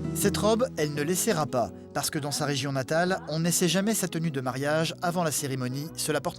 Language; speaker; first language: French; native; French